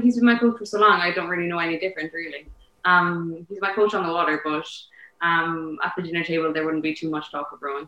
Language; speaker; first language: English; native; English